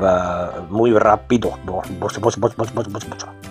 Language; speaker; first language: Spanish; non-native, learner; English